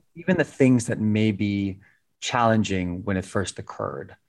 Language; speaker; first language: English; non-native, local second language; Filipino